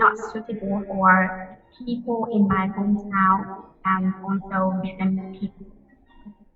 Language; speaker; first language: English; non-native, learner; Vietnamese